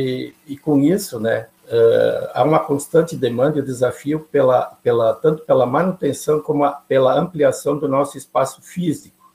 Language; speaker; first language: Portuguese; native; Portuguese